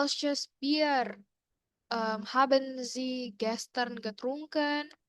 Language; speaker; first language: German; non-native, learner; Indonesian